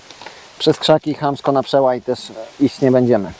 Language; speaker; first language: Polish; native; Polish